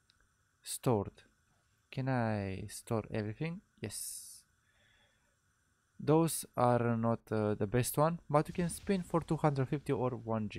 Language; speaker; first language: English; non-native, fluent; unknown